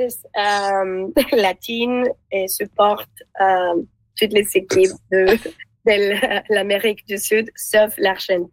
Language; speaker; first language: French; non-native, learner; Spanish